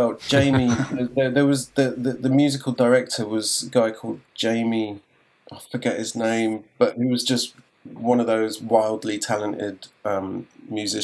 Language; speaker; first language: English; native; English